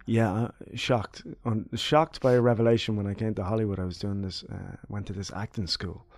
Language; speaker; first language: English; native; English